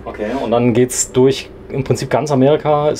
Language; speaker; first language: German; native; German